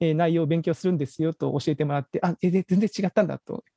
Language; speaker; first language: Japanese; native; Japanese